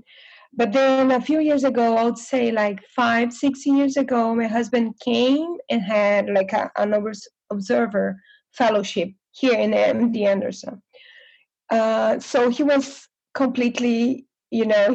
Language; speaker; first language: English; non-native, fluent; Portuguese